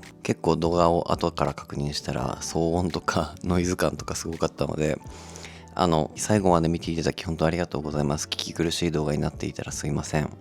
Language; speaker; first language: Japanese; native; Japanese